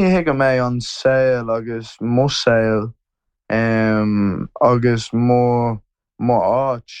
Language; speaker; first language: Irish; non-native, learner; English